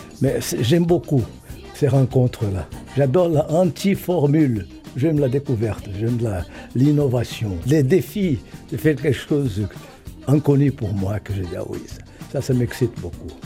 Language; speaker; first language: French; non-native, fluent; Portuguese